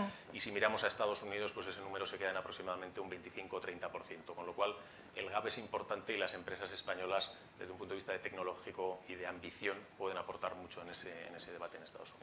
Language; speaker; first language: Spanish; native; Spanish